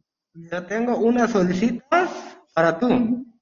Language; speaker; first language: Spanish; non-native, learner; Bangla